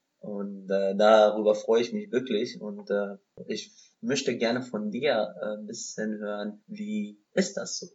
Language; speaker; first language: German; non-native, fluent; Arabic